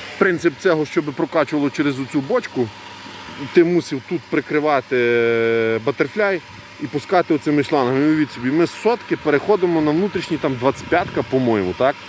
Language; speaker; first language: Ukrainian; native; Ukrainian